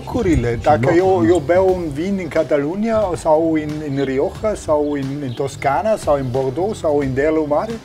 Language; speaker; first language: Romanian; non-native, learner; German